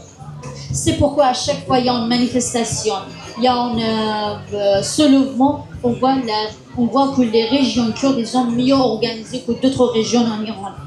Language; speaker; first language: French; non-native, fluent; Kurdish